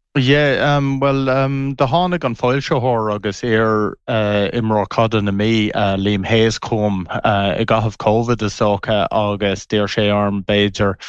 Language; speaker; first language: Irish; non-native, local second language; English